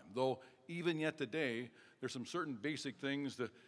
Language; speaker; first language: English; native; English